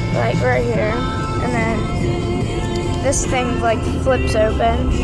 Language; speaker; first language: English; native; English